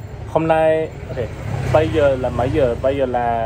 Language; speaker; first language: Vietnamese; non-native, learner; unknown